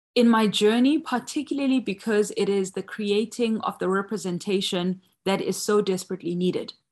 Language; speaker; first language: English; non-native, local second language; Zulu